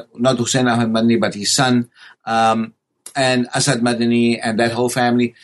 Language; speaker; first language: English; native; English